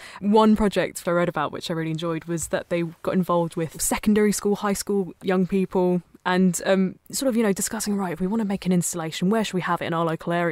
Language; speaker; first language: English; native; English